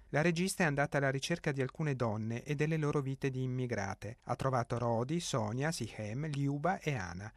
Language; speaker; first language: Italian; native; Italian